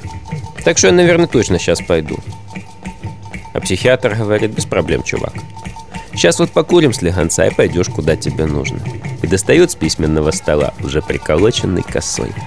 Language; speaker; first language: Russian; native; Russian